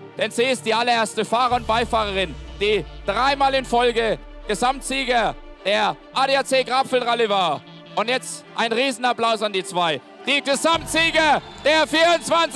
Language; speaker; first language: German; native; German